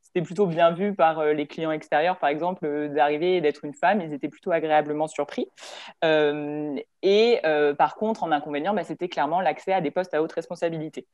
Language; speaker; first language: French; native; French